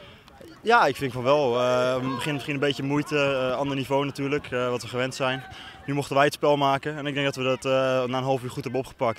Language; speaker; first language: Dutch; native; Dutch